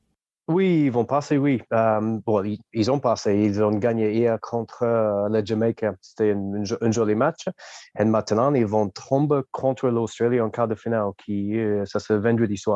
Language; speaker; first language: French; non-native, fluent; English